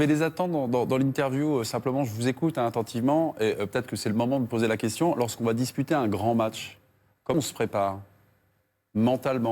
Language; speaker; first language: French; native; French